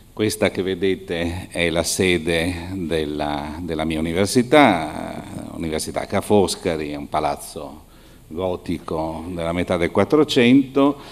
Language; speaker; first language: Italian; native; Italian